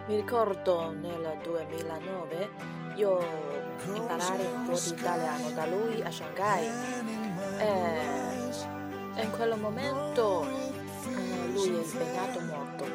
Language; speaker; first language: Italian; non-native, learner; Chinese